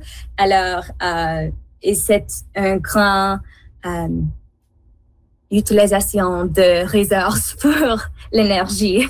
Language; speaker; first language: French; non-native, learner; English